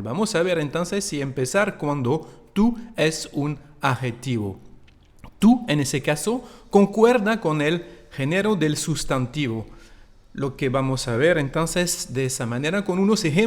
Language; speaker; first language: Spanish; non-native, fluent; French